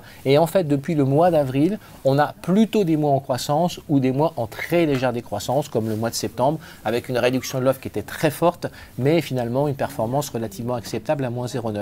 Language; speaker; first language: French; native; French